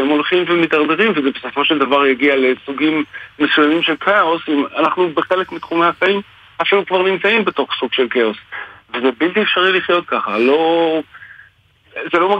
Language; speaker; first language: Hebrew; native; Hebrew